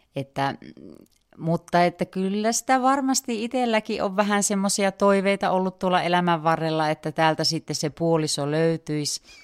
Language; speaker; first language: Finnish; native; Finnish